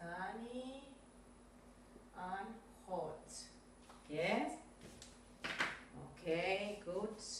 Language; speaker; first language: English; non-native, fluent; Spanish